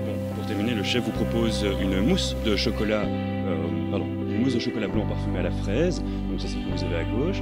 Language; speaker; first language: French; native; French